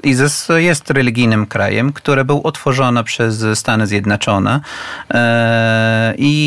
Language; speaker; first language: Polish; non-native, fluent; Arabic